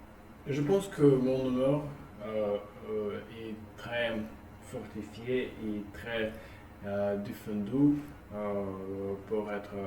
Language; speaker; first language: French; non-native, learner; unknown